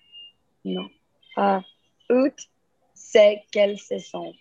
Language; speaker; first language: French; non-native, learner; Spanish